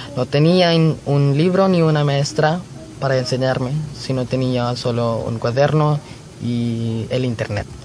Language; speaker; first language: Spanish; non-native, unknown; Filipino